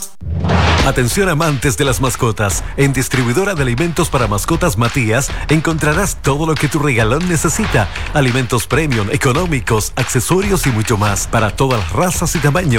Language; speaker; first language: Spanish; native; Spanish